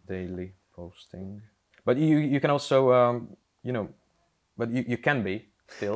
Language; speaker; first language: English; non-native, fluent; Hungarian